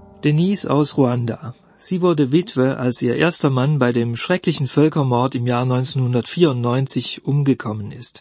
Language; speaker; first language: German; native; German